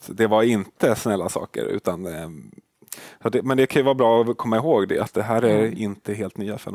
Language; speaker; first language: Swedish; native; Swedish